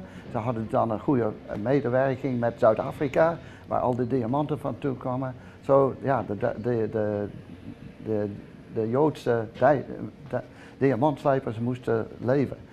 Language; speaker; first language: Dutch; early bilingual, heritage; Dutch